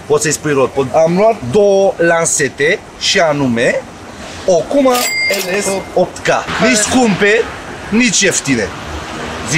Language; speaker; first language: Romanian; native; Romanian